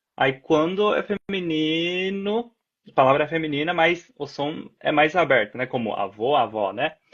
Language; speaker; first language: Portuguese; non-native, fluent; Japanese